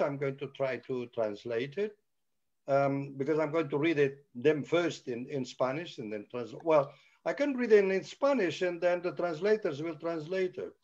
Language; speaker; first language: English; non-native, fluent; Portuguese